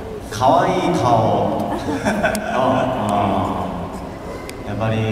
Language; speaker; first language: Japanese; non-native, learner; Korean